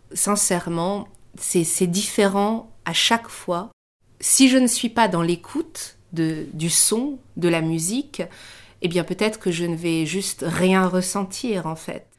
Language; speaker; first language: French; early bilingual, other home language; Persian